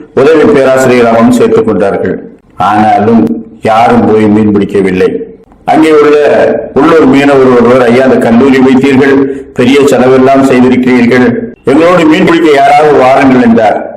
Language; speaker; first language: Tamil; native; Tamil